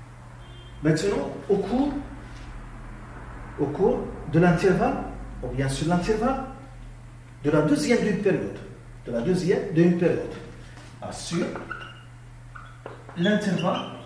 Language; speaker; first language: French; non-native, local second language; Arabic